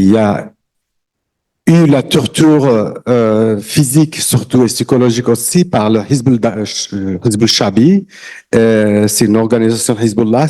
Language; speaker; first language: French; non-native, learner; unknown